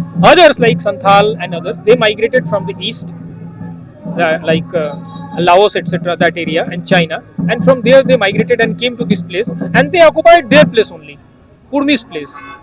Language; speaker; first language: English; non-native, local second language; Hindi